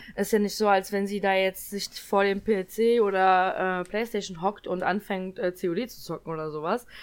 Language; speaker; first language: German; early bilingual, other home language; Polish